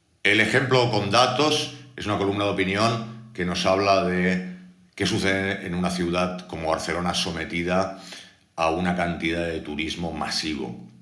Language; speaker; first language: Spanish; native; Spanish